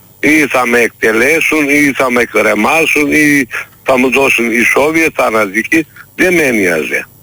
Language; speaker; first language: Greek; non-native, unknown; Turkish